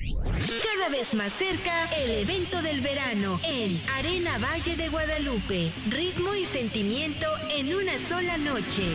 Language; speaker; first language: Spanish; native; Spanish